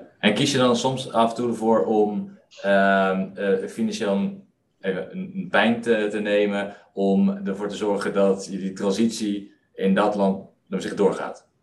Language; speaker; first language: Dutch; native; Dutch